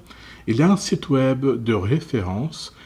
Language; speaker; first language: French; non-native, fluent; Portuguese